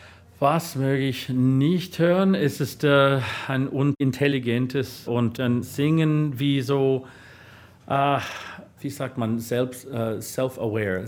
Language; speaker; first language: German; non-native, fluent; English